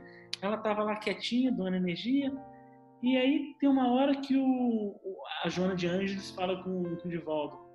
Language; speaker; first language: Portuguese; native; Portuguese